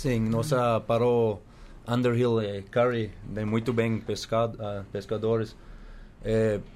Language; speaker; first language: Portuguese; non-native, learner; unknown